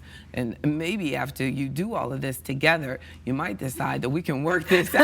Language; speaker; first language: English; native; English